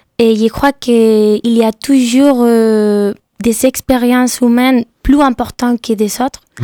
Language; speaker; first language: French; non-native, learner; Spanish